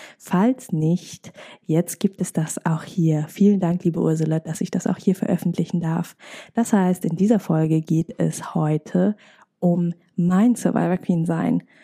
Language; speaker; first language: German; early bilingual, other home language; Vietnamese